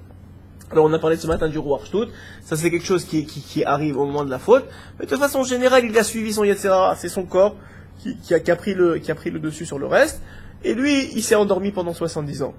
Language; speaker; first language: French; native; French